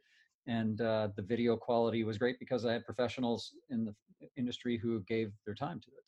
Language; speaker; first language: English; native; English